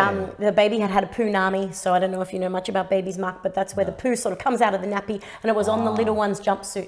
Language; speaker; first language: English; native; English